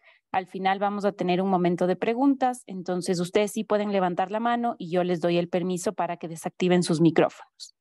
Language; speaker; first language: Spanish; native; Spanish